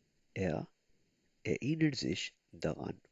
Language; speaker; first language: German; non-native, learner; Urdu